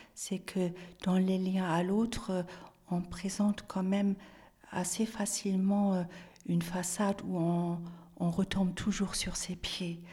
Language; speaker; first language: French; non-native, fluent; German